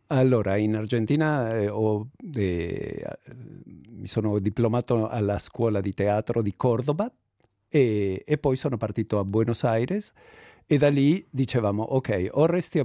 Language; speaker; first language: Italian; non-native, fluent; Spanish